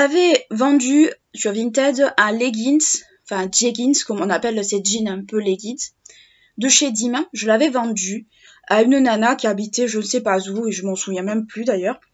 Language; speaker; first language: French; native; French